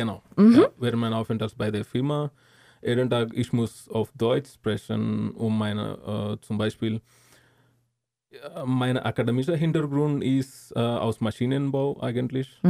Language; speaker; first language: German; non-native, learner; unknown